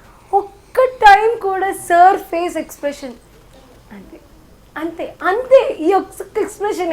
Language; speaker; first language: Telugu; non-native, learner; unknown